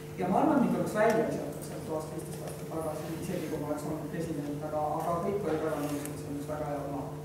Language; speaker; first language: Estonian; native; Estonian